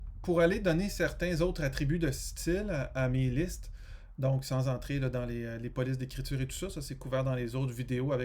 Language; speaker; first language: French; native; French